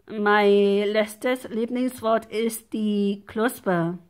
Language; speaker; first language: German; non-native, learner; Vietnamese